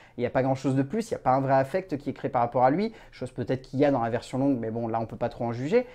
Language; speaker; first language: French; native; French